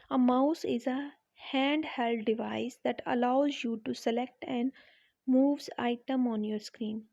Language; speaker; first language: English; non-native, local second language; Punjabi